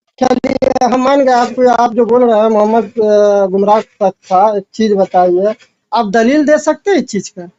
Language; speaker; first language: Urdu; native; Urdu